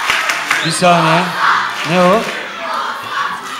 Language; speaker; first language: Turkish; native; Turkish